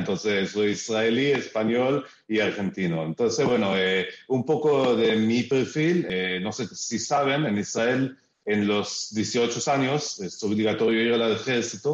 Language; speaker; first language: Spanish; early bilingual, heritage; Spanish